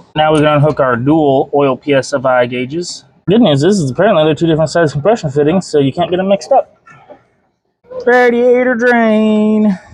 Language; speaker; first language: English; native; English